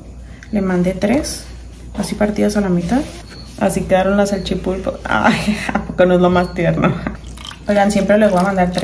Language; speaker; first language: Spanish; native; Spanish